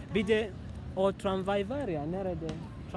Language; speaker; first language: Turkish; non-native, learner; Swahili